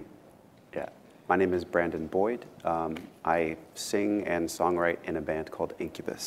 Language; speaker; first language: English; native; English